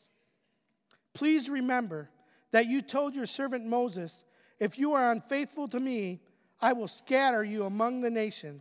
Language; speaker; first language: English; native; English